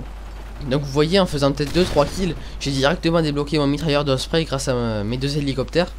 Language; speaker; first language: French; native; French